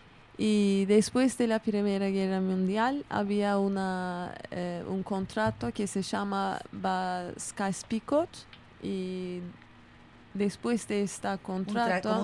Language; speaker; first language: Spanish; non-native, fluent; Kurdish